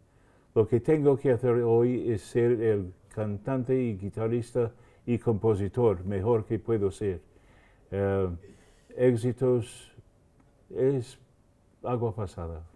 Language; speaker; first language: Spanish; non-native, fluent; English